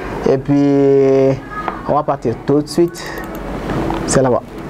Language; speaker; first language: French; non-native, local second language; Bambara